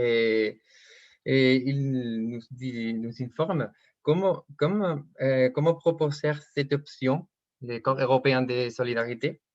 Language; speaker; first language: French; non-native, fluent; Spanish